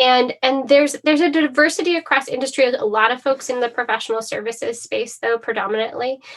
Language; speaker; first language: English; native; English